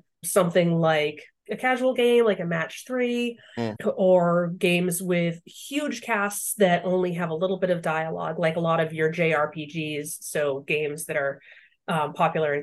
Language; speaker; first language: English; native; English